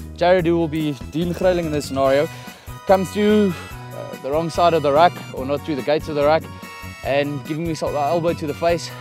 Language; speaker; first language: English; non-native, local second language; Afrikaans